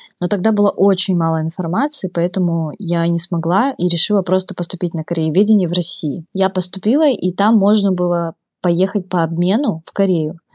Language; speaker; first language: Russian; native; Russian